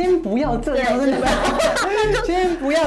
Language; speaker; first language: Chinese; native; Chinese